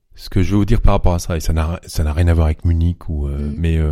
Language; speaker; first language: French; native; French